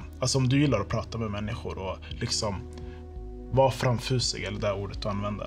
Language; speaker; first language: Swedish; early bilingual, other home language; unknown